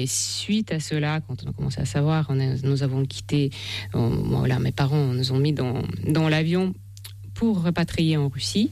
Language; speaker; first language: French; non-native, fluent; Russian